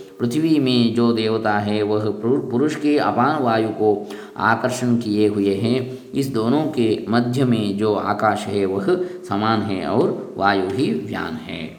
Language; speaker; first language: Hindi; non-native, local second language; Kannada